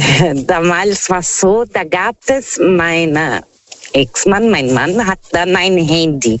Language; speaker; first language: German; non-native, fluent; Portuguese